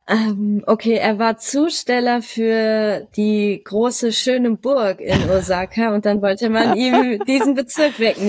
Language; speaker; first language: German; native; German